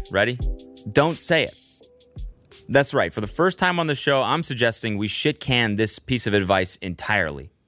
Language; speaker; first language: English; native; English